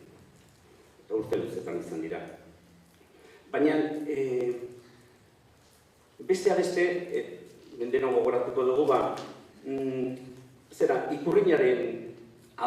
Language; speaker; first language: Basque; native; Basque